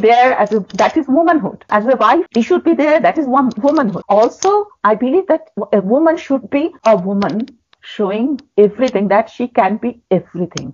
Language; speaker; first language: English; non-native, local second language; Bangla